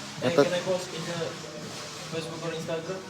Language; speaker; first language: English; non-native, learner; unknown